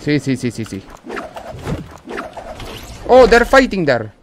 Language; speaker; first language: English; non-native, learner; Spanish